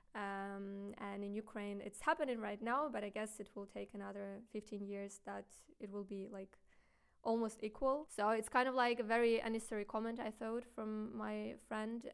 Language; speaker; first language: English; non-native, fluent; Ukrainian